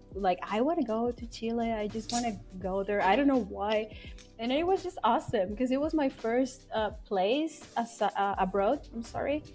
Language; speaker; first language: English; non-native, fluent; Spanish